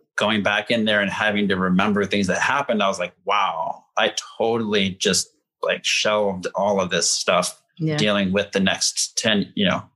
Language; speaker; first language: English; native; English